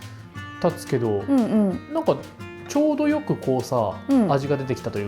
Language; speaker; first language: Japanese; native; Japanese